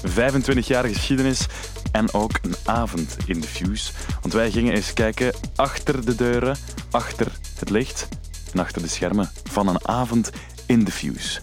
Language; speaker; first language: Dutch; native; Dutch